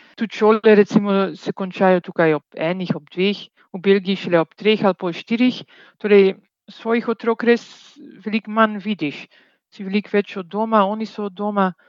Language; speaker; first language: Slovenian; non-native, fluent; Dutch